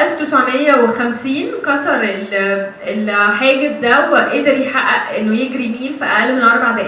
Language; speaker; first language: Arabic; native; Arabic